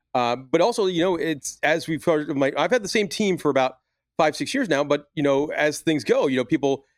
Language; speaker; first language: English; native; English